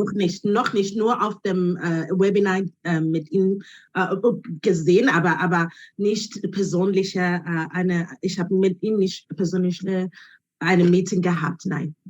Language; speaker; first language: German; non-native, learner; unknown